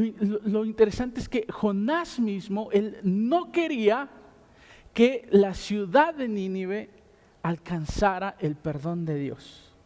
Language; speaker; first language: Spanish; native; Spanish